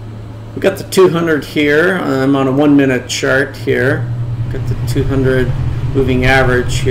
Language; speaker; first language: English; native; English